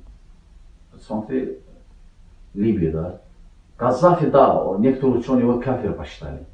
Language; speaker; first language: Russian; non-native, learner; Azerbaijani